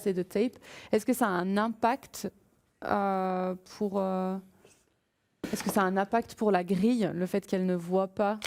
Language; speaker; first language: French; native; French